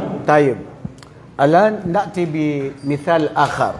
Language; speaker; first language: Arabic; non-native, fluent; Filipino